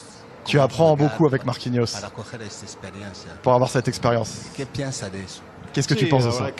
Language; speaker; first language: French; native; French